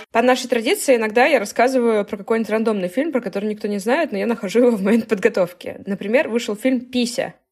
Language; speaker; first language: Russian; native; Russian